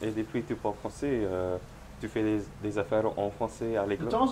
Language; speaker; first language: French; non-native, learner; English